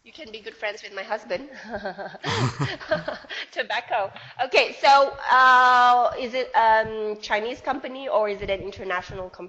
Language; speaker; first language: English; non-native, fluent; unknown